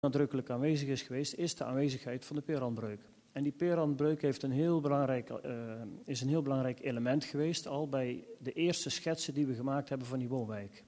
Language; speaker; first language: Dutch; native; Dutch